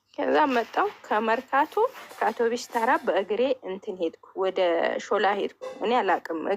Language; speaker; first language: Amharic; non-native, local second language; Hadiyya